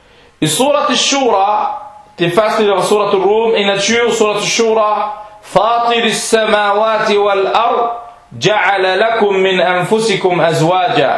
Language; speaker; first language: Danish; non-native, fluent; Arabic